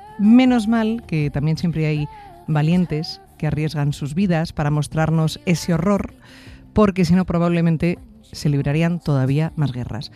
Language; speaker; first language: Spanish; native; Spanish